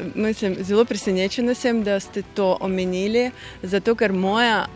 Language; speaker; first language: Slovenian; non-native, fluent; Russian